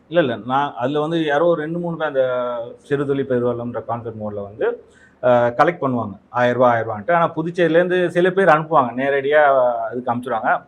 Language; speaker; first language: Tamil; non-native, local second language; Telugu